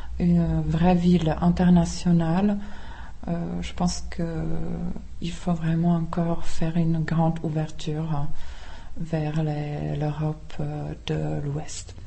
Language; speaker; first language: French; non-native, fluent; Czech